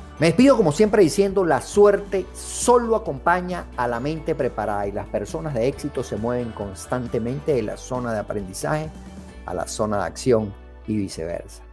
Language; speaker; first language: Spanish; native; Spanish